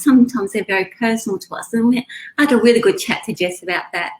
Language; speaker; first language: English; native; English